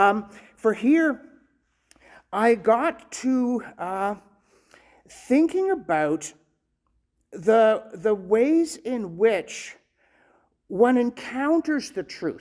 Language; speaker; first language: English; native; English